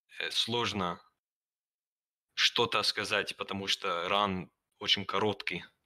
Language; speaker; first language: Russian; non-native, learner; English